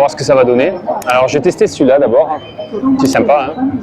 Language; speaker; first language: French; native; French